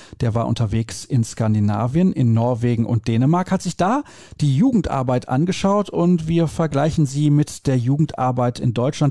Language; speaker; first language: German; native; German